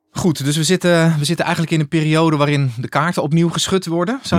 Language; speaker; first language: Dutch; native; Dutch